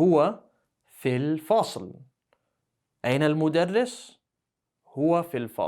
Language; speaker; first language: Arabic; non-native, fluent; English